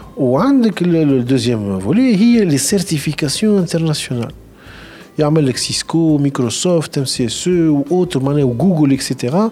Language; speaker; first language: French; non-native, local second language; Arabic